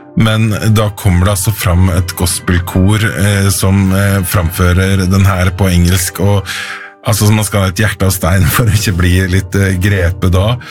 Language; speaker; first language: Norwegian; native; Norwegian